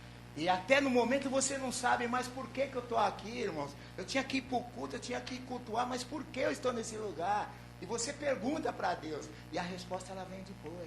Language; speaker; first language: Portuguese; native; Portuguese